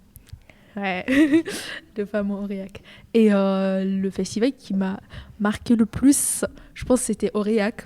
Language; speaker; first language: French; non-native, fluent; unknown